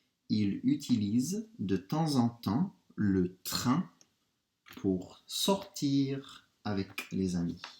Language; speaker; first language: French; non-native, fluent; English